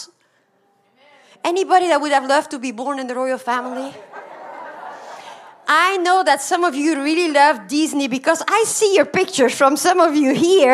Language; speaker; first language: English; non-native, fluent; Dutch